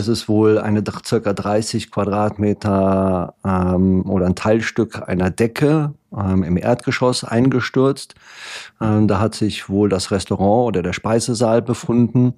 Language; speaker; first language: German; native; German